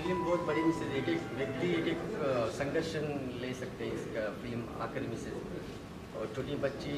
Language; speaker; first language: Hindi; non-native, local second language; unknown